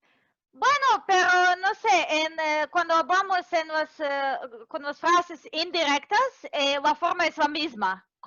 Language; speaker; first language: Spanish; non-native, fluent; Serbian